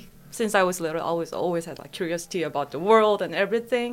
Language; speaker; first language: English; non-native, fluent; Korean